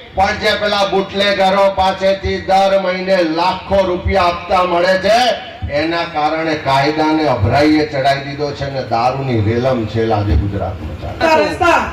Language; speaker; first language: Gujarati; native; Gujarati